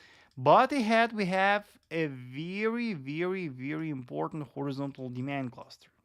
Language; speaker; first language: English; non-native, fluent; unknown